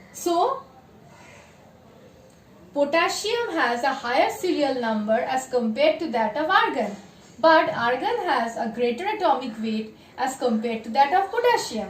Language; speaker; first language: English; non-native, local second language; Bangla